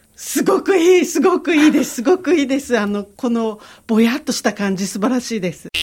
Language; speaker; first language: Japanese; native; Japanese